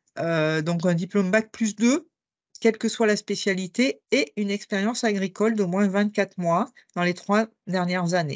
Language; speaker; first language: French; native; French